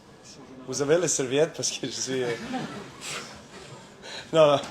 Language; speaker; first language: French; non-native, learner; Serbian